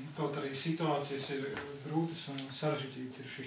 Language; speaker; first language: Latvian; native; Latvian